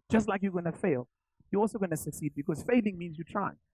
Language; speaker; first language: English; non-native, local second language; Zulu